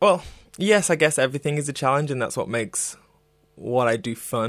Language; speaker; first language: English; native; English